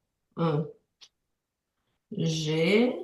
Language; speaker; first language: French; non-native, learner; Ukrainian